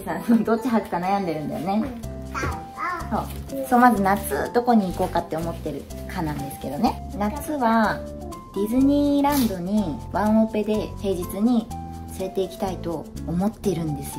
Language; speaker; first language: Japanese; native; Japanese